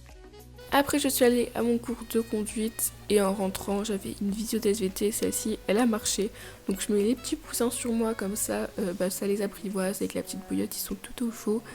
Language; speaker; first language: French; native; French